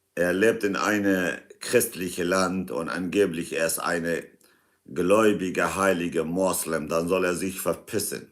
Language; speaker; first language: German; non-native, fluent; Kurdish